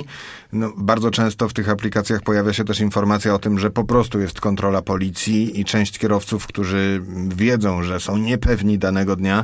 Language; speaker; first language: Polish; native; Polish